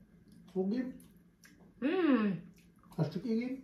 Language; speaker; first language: German; native; German